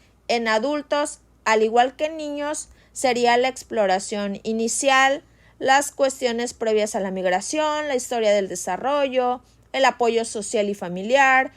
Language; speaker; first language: Spanish; native; Spanish